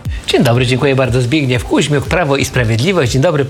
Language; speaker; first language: Polish; native; Polish